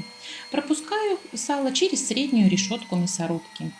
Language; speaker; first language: Russian; native; Russian